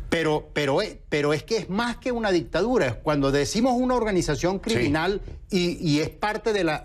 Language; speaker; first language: Spanish; native; Spanish